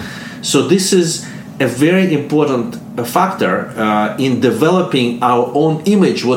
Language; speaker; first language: English; non-native, fluent; Russian